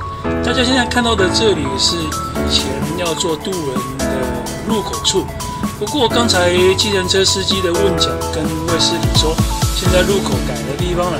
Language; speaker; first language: Chinese; native; Chinese